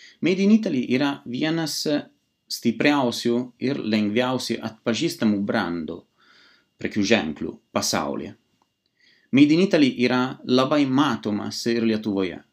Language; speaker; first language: Lithuanian; non-native, fluent; Italian